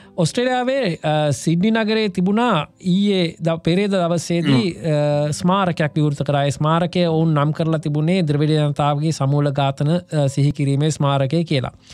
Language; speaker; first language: Sinhala; native; Sinhala